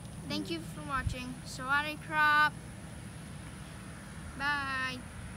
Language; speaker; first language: English; native; English